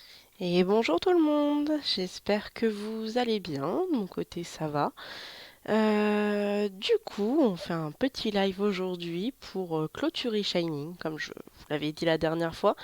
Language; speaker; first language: French; native; French